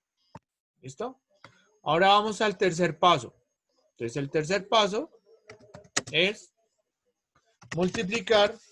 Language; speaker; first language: Spanish; native; Spanish